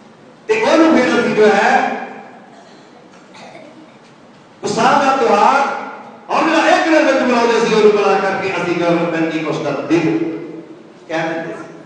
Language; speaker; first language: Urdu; non-native, local second language; Punjabi